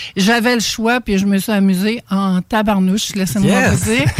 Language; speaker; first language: French; native; French